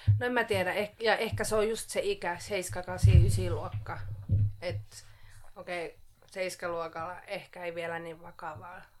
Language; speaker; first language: Finnish; non-native, local second language; Swedish